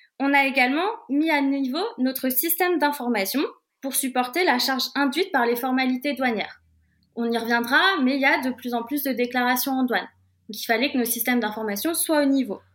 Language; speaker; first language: French; native; French